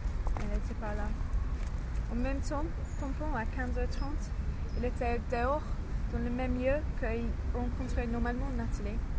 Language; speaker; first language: French; non-native, learner; English